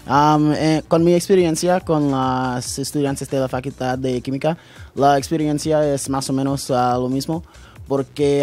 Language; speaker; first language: Spanish; non-native, learner; English